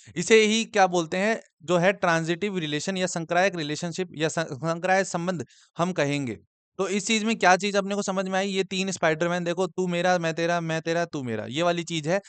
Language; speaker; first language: Hindi; native; Hindi